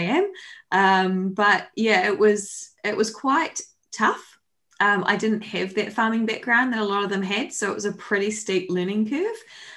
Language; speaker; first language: English; native; English